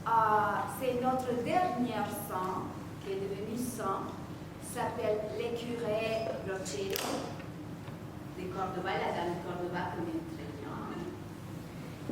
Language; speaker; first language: French; non-native, fluent; Spanish